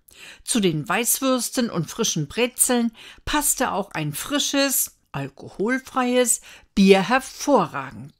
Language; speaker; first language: German; native; German